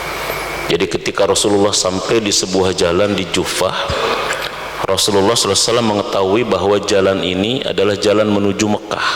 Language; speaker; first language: Indonesian; native; Indonesian